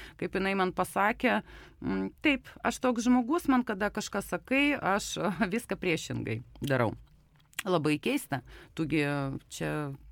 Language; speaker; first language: Lithuanian; non-native, local second language; Russian